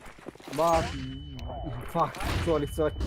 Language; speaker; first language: English; non-native, learner; Turkish